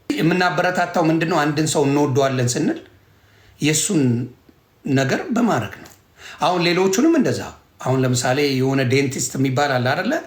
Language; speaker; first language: Amharic; native; Amharic